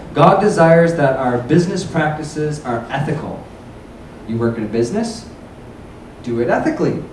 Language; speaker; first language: English; native; English